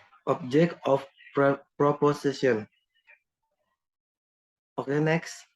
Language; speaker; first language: English; non-native, learner; Indonesian